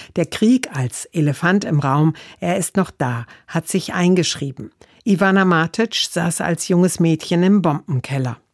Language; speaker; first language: German; native; German